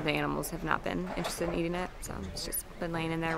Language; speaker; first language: English; native; English